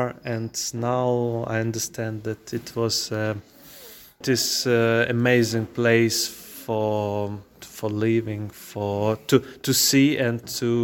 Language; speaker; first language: English; non-native, learner; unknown